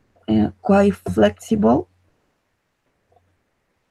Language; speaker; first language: English; non-native, learner; Spanish